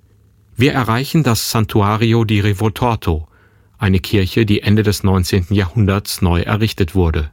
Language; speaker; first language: German; native; German